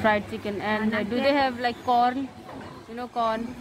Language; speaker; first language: English; non-native, fluent; Urdu